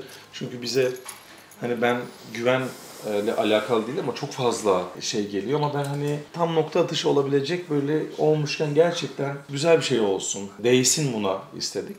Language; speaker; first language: Turkish; native; Turkish